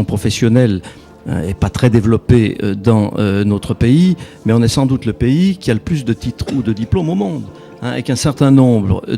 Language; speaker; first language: French; native; French